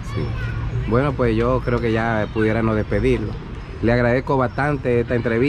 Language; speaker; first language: Spanish; native; Spanish